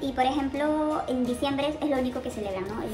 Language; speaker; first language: Spanish; native; Spanish